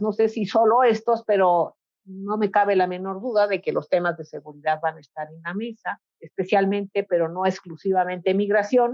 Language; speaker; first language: Spanish; native; Spanish